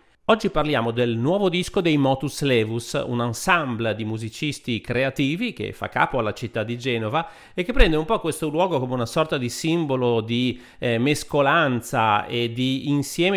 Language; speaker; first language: Italian; native; Italian